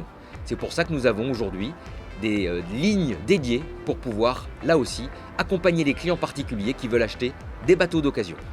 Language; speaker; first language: French; native; French